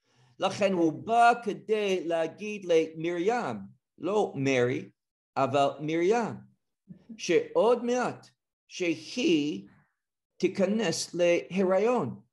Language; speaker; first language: Hebrew; non-native, fluent; English